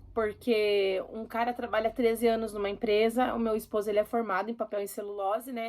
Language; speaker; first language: Portuguese; native; Portuguese